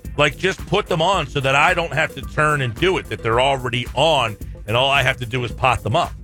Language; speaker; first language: English; native; English